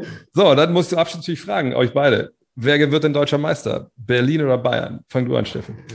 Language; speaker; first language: German; native; German